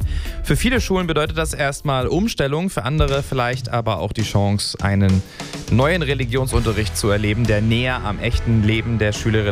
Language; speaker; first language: German; native; German